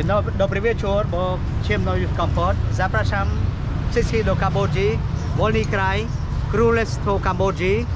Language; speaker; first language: Polish; non-native, learner; Khmer